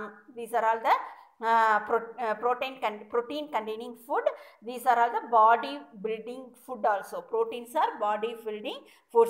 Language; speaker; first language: English; non-native, local second language; Tamil